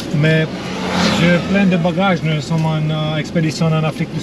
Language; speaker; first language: French; non-native, learner; Romanian